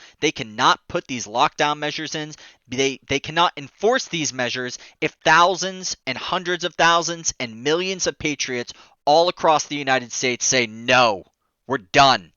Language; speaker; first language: English; native; English